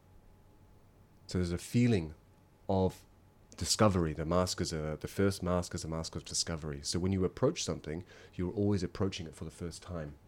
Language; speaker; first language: English; native; English